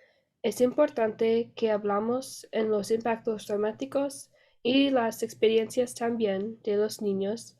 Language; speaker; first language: Spanish; non-native, learner; English